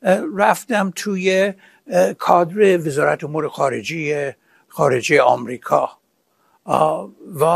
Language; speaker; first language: Persian; non-native, fluent; English